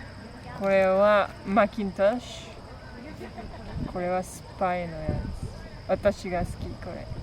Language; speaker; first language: Japanese; non-native, learner; French